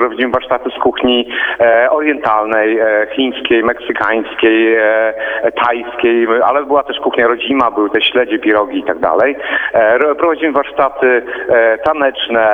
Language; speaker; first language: Polish; native; Polish